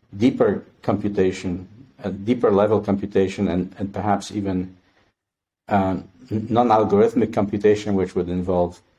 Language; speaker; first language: English; non-native, fluent; Polish